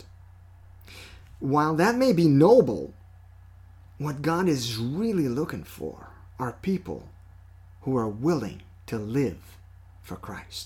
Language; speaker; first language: English; non-native, fluent; French